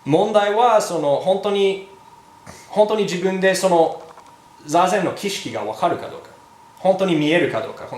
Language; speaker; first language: Japanese; non-native, fluent; English